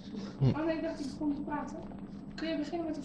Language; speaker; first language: Dutch; native; Dutch